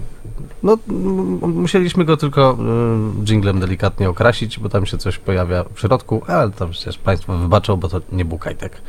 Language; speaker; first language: Polish; native; Polish